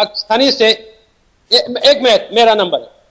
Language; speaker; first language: Hindi; non-native, learner; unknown